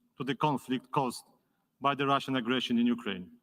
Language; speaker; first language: English; non-native, fluent; Polish